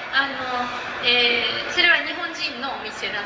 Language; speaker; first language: Japanese; native; Japanese